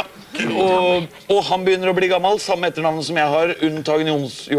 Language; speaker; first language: Norwegian; native; Norwegian